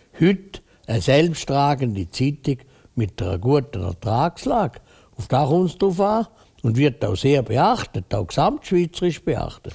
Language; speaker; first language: German; native; German